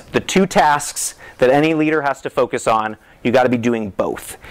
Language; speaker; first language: English; native; English